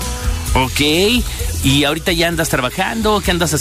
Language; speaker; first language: Spanish; native; Spanish